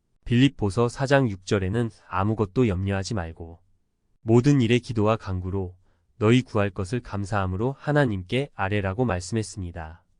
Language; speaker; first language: Korean; native; Korean